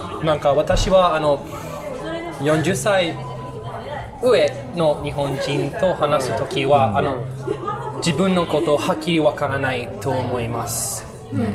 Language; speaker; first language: Japanese; non-native, learner; English